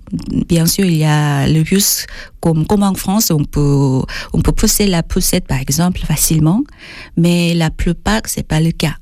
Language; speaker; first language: French; non-native, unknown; Korean